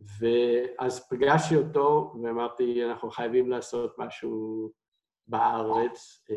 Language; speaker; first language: Hebrew; non-native, fluent; English